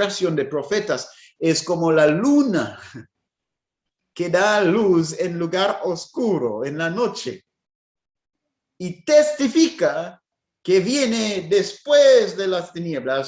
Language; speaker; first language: Spanish; non-native, fluent; English